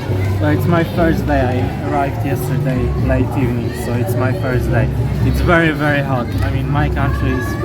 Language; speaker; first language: English; non-native, fluent; Polish